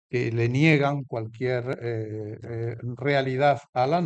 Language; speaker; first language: Spanish; native; Spanish